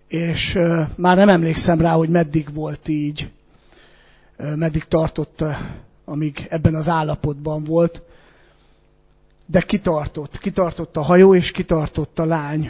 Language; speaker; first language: Hungarian; native; Hungarian